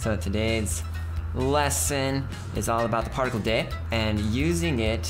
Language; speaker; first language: English; native; English